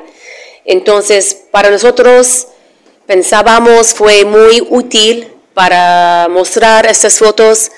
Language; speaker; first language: Spanish; non-native, fluent; Arabic